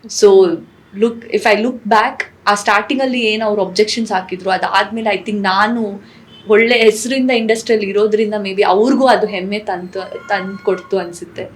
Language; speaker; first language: Kannada; non-native, local second language; Tulu